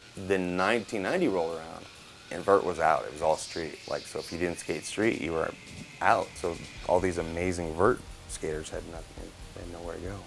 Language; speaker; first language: English; native; English